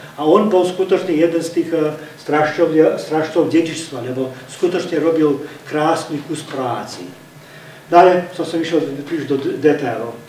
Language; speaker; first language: Slovak; early bilingual, heritage; Slovak